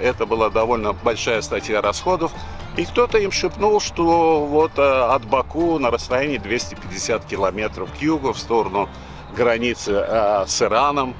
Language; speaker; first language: Russian; native; Russian